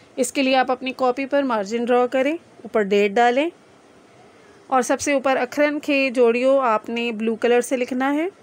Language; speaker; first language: Urdu; non-native, local second language; Sindhi